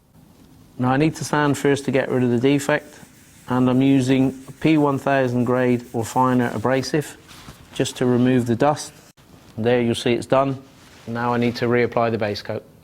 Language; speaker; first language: English; native; English